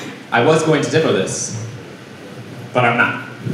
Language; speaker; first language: English; native; English